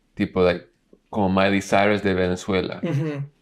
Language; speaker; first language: Spanish; non-native, learner; English